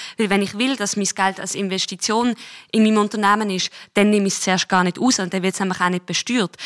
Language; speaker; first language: German; native; German